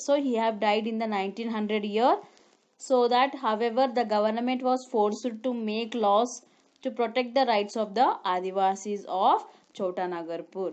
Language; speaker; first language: English; non-native, local second language; Telugu